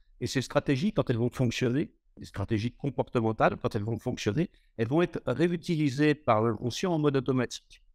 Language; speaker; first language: French; native; French